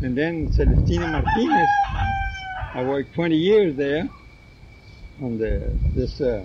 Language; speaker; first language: English; early bilingual, other home language; Spanish